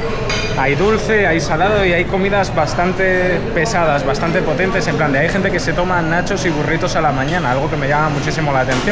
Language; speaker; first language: Spanish; native; Spanish